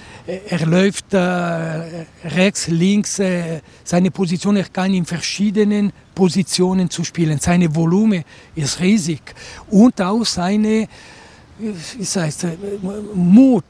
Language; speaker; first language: German; non-native, local second language; Italian